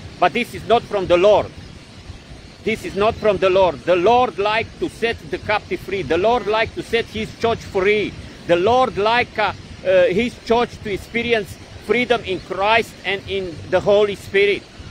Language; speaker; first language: English; non-native, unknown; Romanian